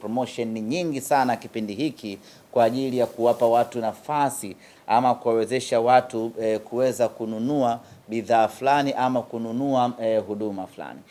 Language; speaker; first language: Swahili; native; Swahili